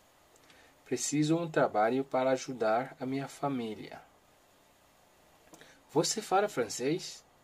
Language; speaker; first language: Portuguese; non-native, learner; Haitian Creole